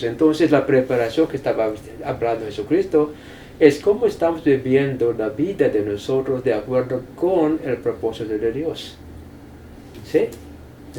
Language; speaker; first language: Spanish; non-native, fluent; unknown